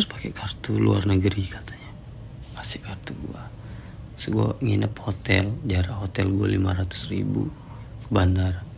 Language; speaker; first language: Indonesian; native; Indonesian